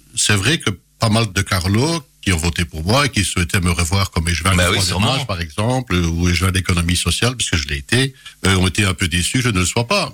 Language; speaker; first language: French; native; French